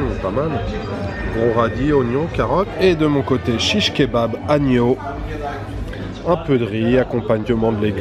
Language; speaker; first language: French; native; French